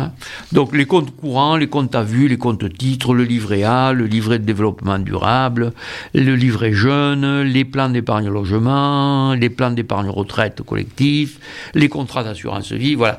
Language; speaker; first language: French; native; French